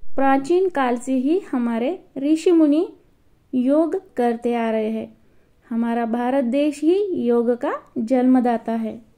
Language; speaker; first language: Hindi; non-native, local second language; Marathi